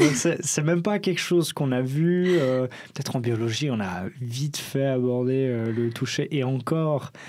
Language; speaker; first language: French; native; French